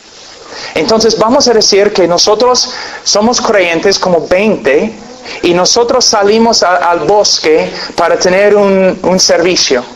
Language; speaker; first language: Spanish; non-native, fluent; English